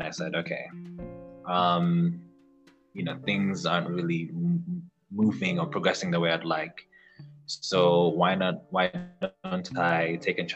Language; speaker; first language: English; non-native, local second language; Ganda